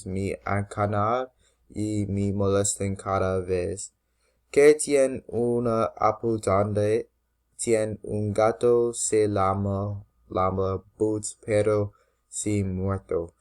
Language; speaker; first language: Spanish; non-native, learner; English